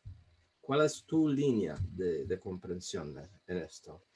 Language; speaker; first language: Spanish; non-native, fluent; Portuguese